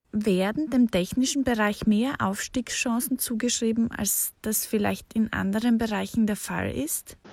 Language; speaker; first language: German; native; German